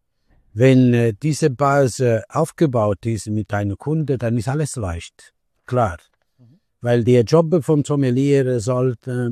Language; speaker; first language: German; non-native, learner; Italian